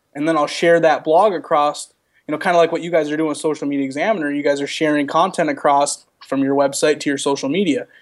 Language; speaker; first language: English; native; English